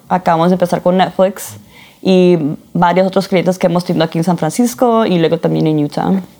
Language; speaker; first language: Spanish; early bilingual, heritage; Spanish